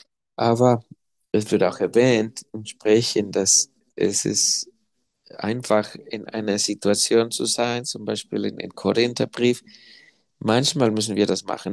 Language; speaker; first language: German; non-native, fluent; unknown